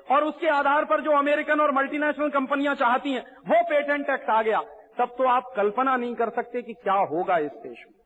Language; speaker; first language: Hindi; native; Hindi